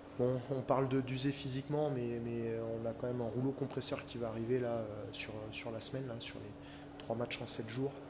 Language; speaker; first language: French; native; French